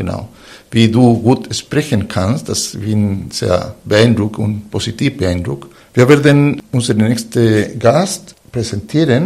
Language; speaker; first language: German; non-native, fluent; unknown